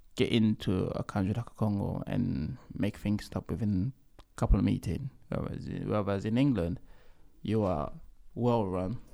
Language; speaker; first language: English; early bilingual, other home language; Lingala